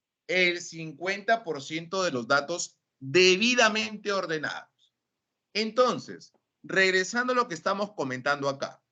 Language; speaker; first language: Spanish; native; Spanish